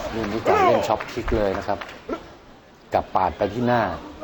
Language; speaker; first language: Thai; native; Thai